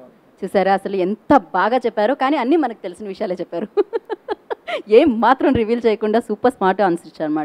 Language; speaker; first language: Telugu; native; Telugu